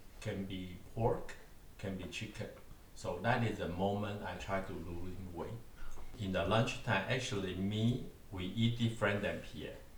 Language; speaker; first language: English; non-native, learner; Chinese